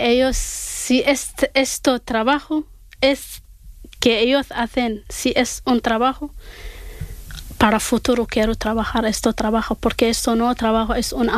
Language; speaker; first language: Spanish; non-native, learner; Arabic